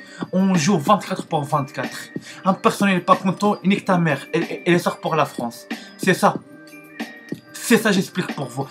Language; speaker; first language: French; non-native, learner; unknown